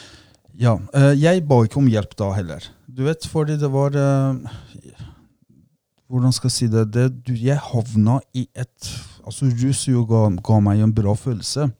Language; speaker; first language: Norwegian; non-native, fluent; Persian